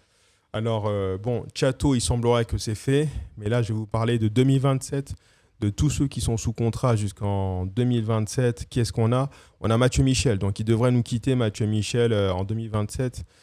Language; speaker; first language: French; native; French